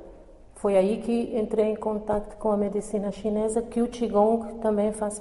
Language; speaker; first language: Portuguese; non-native, local second language; Kabuverdianu